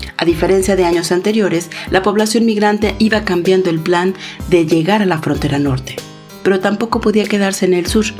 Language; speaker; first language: Spanish; native; Spanish